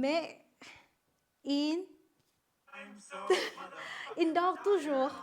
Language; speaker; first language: French; non-native, learner; Vietnamese